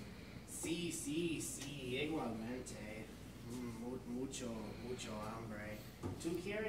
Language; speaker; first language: Spanish; non-native, learner; English